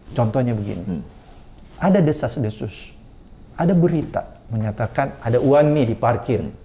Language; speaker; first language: Indonesian; native; Indonesian